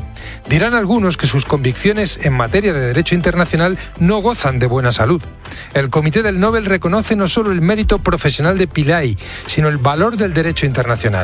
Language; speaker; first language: Spanish; native; Spanish